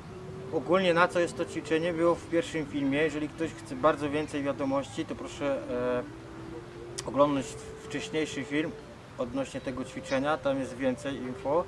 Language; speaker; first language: Polish; non-native, fluent; Vietnamese